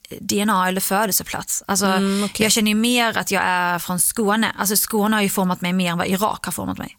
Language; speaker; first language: Swedish; early bilingual, other home language; Arabic